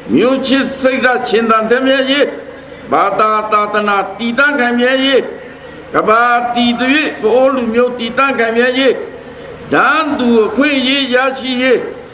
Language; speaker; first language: Burmese; non-native, local second language; Pa'o Karen